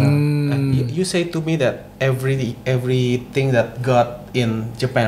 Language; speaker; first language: English; non-native, learner; Indonesian